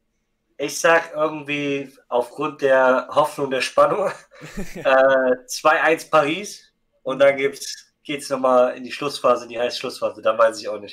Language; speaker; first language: German; native; German